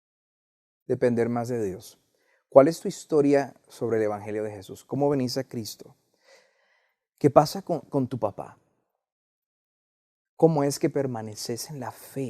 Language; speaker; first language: Spanish; native; Spanish